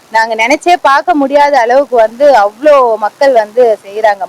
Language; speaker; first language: Tamil; non-native, local second language; Telugu